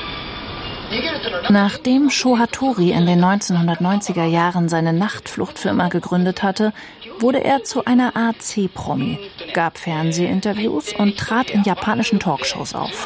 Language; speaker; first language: German; native; German